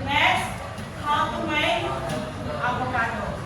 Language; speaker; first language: English; non-native, learner; Indonesian